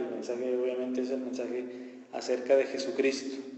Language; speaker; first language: Spanish; native; Spanish